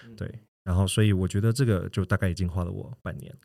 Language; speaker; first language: Chinese; native; Chinese